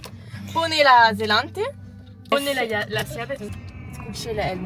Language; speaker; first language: Spanish; non-native, learner; French